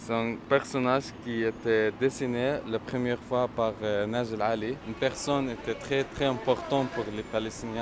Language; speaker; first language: French; non-native, fluent; Arabic